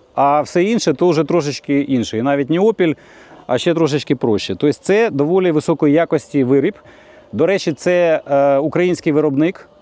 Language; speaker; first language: Ukrainian; native; Ukrainian